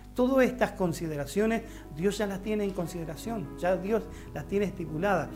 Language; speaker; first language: Spanish; native; Spanish